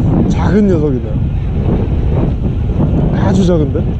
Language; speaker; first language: Korean; native; Korean